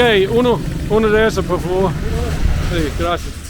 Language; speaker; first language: Spanish; non-native, learner; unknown